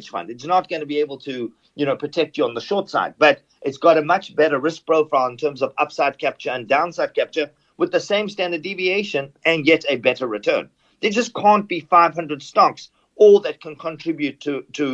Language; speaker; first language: English; native; English